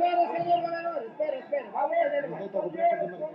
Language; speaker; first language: Spanish; native; Spanish